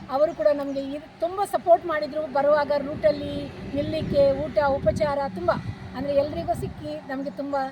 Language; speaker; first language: Kannada; early bilingual, other home language; Tulu